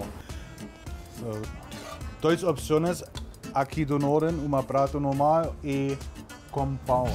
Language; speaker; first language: Portuguese; non-native, learner; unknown